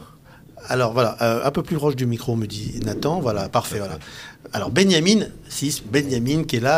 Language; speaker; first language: French; native; French